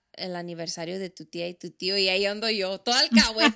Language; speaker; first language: Spanish; early bilingual, other home language; English